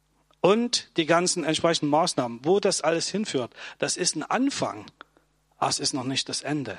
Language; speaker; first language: German; native; German